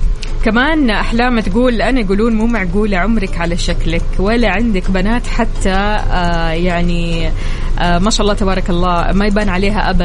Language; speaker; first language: Arabic; native; Arabic